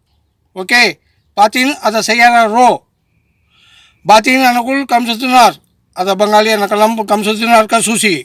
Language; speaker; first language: Arabic; non-native, learner; Tamil